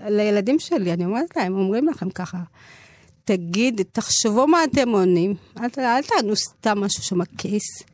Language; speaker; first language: Hebrew; early bilingual, other home language; Amharic